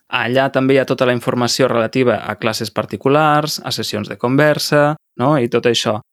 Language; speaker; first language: Catalan; native; Catalan